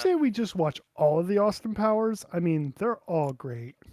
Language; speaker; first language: English; native; English